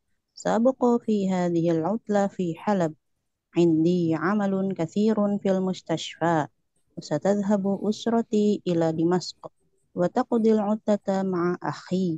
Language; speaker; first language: Arabic; non-native, learner; Indonesian